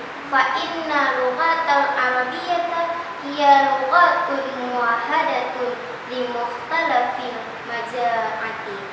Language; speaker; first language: Arabic; non-native, learner; Indonesian